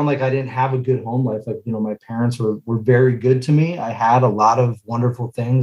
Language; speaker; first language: English; native; English